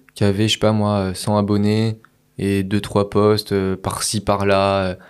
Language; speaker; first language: French; native; French